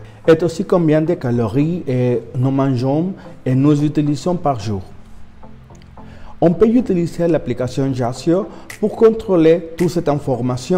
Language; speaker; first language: French; non-native, learner; Spanish